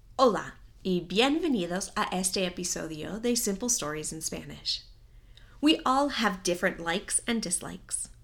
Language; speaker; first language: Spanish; non-native, fluent; English